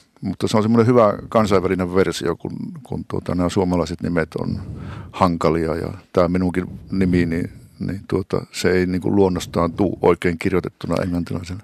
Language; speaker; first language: Finnish; native; Finnish